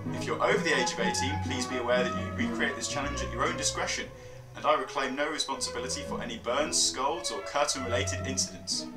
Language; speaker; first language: English; native; English